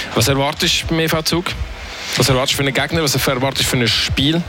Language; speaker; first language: German; native; German